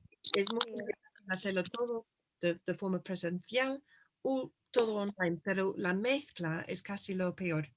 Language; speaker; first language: Spanish; non-native, fluent; English